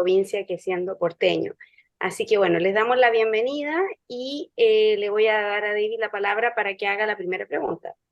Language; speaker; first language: Spanish; native; Spanish